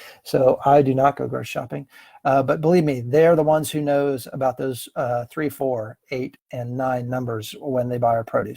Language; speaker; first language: English; native; English